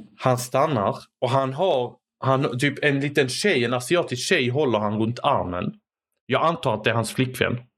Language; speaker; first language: Swedish; early bilingual, other home language; Arabic